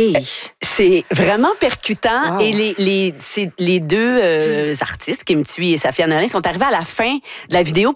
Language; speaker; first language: French; native; French